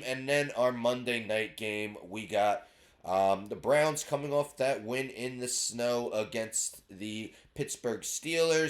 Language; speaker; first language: English; native; English